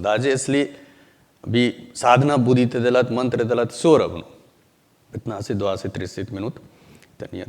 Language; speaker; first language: Russian; non-native, learner; Hindi